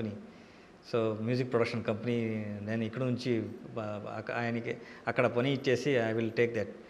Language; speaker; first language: Telugu; non-native, local second language; Kannada